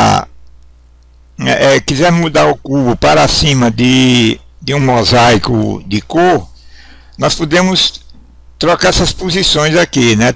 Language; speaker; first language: Portuguese; native; Portuguese